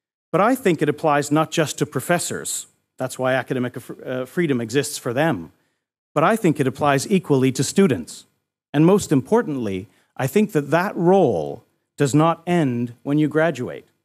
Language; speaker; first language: English; native; English